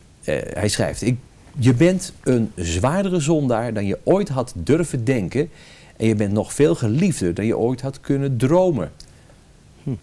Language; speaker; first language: Dutch; native; Dutch